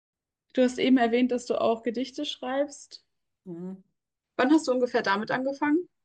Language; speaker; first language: German; native; German